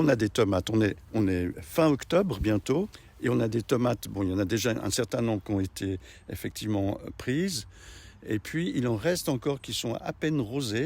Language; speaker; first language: French; native; French